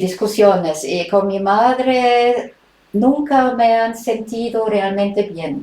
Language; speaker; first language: Spanish; non-native, fluent; German